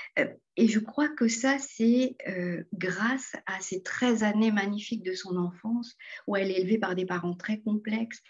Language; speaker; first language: French; non-native, local second language; Morisyen